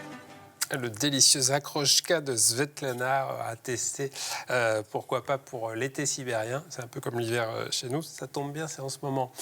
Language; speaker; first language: French; native; French